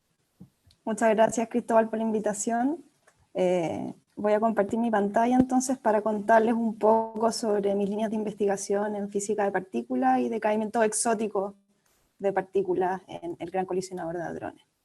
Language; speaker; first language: Spanish; native; Spanish